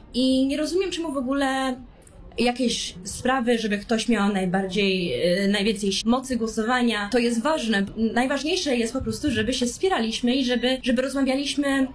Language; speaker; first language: Polish; early bilingual, heritage; Polish